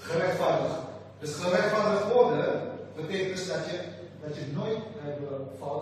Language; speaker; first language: Dutch; non-native, fluent; Indonesian